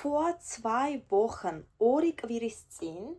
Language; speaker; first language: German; non-native, fluent; Georgian